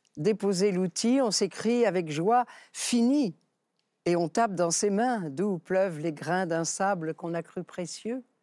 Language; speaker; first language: French; native; French